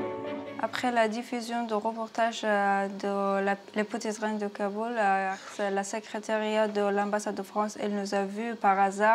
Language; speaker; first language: French; non-native, learner; Persian